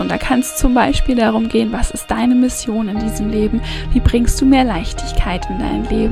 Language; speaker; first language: German; native; German